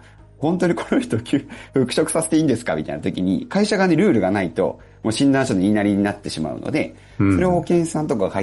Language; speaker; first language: Japanese; native; Japanese